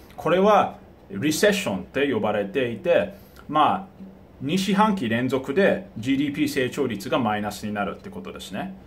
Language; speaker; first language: Japanese; early bilingual, heritage; Japanese